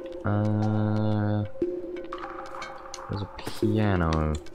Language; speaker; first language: English; native; English